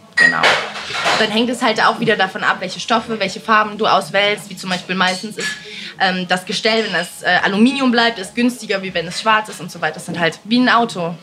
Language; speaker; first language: German; early bilingual, other home language; Italian